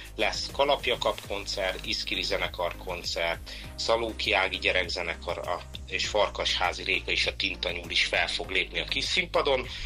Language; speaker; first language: Hungarian; native; Hungarian